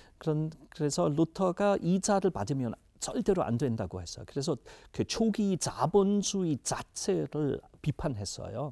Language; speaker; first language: Korean; non-native, fluent; German